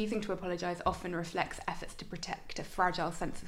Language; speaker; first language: English; native; English